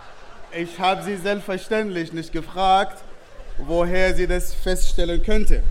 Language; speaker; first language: German; non-native, fluent; Arabic